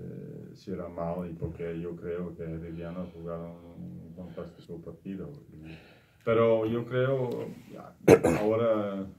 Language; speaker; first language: Spanish; non-native, learner; Dutch